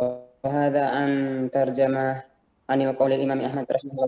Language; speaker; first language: Arabic; non-native, learner; Indonesian